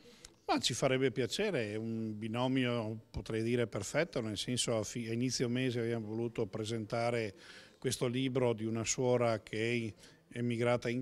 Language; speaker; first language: Italian; native; Italian